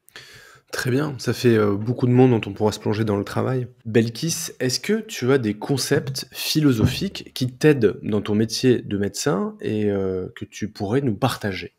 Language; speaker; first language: French; native; French